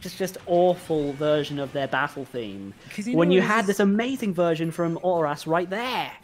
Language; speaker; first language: English; native; English